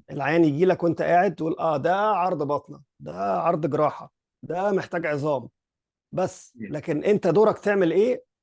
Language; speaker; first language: Egyptian Arabic; early bilingual, heritage; Arabic